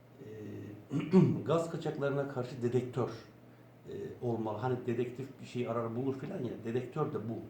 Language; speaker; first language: Turkish; native; Turkish